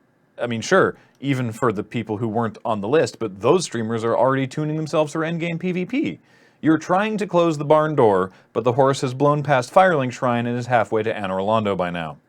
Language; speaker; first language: English; native; English